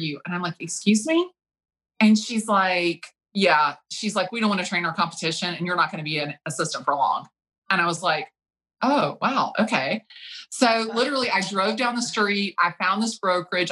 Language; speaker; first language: English; native; English